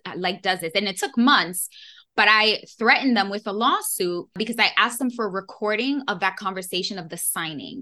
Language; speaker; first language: English; native; English